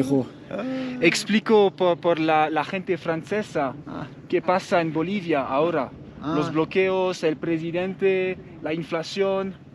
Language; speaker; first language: Spanish; non-native, learner; French